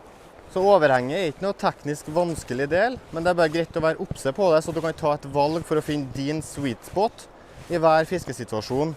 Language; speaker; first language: Norwegian; native; Norwegian